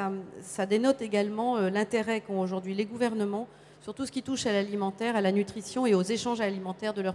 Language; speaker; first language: French; native; French